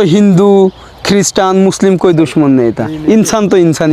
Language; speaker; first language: Hindi; non-native, learner; Bangla